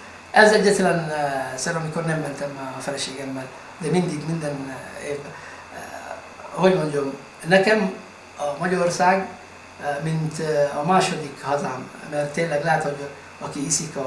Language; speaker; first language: Hungarian; non-native, fluent; Arabic